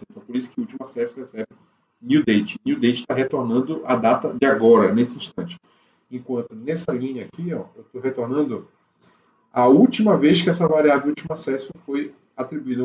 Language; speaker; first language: Portuguese; native; Portuguese